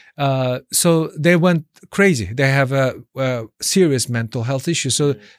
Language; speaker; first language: English; non-native, fluent; Chinese